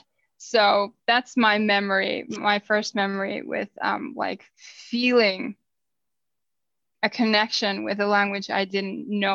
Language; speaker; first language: English; non-native, fluent; Finnish